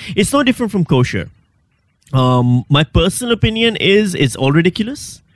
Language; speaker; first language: English; non-native, local second language; Urdu